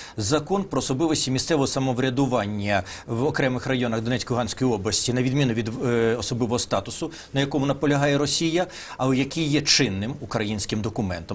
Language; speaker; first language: Ukrainian; native; Ukrainian